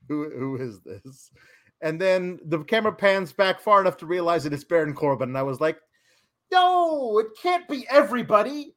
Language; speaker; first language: English; native; English